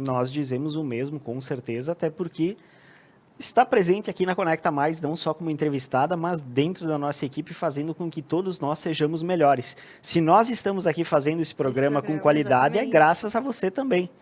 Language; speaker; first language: Portuguese; native; Portuguese